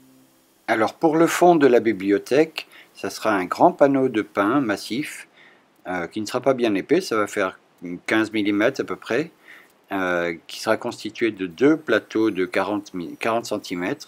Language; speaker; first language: French; native; French